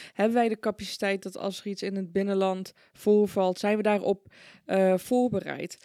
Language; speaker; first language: Dutch; early bilingual, other home language; Persian